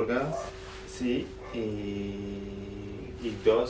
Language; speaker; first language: Spanish; non-native, fluent; French